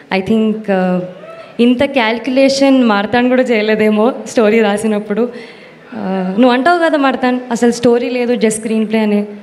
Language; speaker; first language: Telugu; native; Telugu